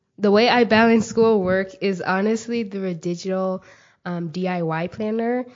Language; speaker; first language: English; early bilingual, other home language; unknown